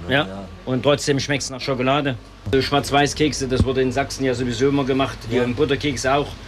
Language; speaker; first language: German; native; German